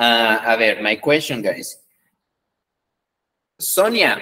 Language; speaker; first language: English; non-native, fluent; Spanish